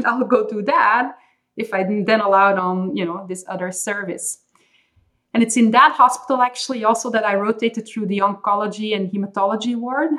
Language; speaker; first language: English; non-native, fluent; Dutch